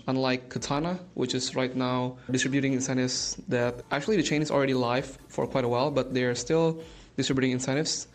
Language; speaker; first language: English; non-native, fluent; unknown